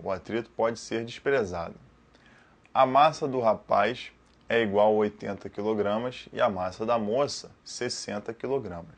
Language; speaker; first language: Portuguese; native; Portuguese